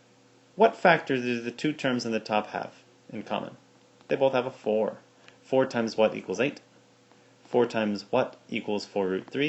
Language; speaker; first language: English; native; English